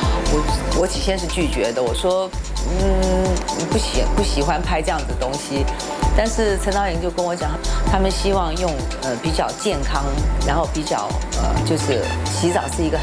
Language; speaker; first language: Chinese; native; Chinese